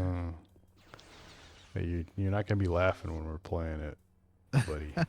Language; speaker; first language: English; native; English